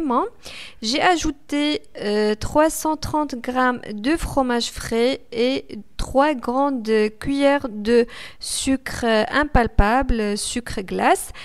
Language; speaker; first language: French; non-native, local second language; Arabic